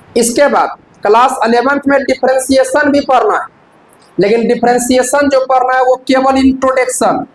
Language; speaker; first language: Hindi; native; Hindi